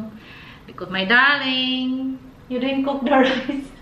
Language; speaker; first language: English; non-native, local second language; Filipino